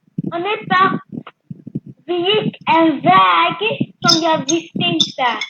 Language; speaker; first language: Swedish; early bilingual, other home language; French